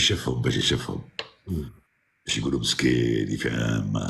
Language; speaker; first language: Arabic; native; Arabic